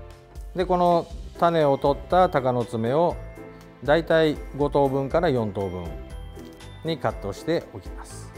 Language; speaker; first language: Japanese; native; Japanese